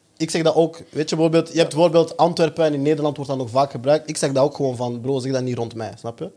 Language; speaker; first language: Dutch; early bilingual, other home language; French